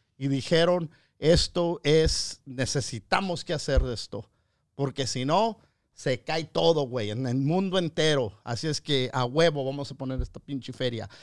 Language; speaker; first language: Spanish; early bilingual, other home language; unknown